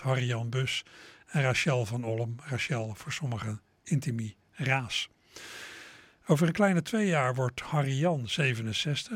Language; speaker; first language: Dutch; native; Dutch